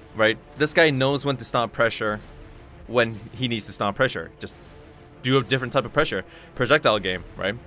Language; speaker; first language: English; non-native, fluent; Korean